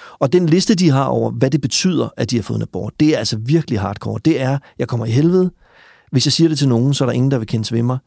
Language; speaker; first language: Danish; native; Danish